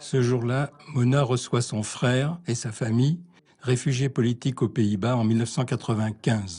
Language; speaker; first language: French; native; French